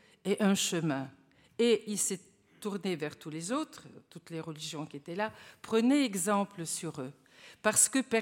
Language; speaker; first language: French; non-native, fluent; Bulgarian